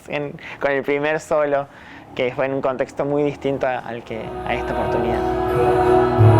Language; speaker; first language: Spanish; native; Spanish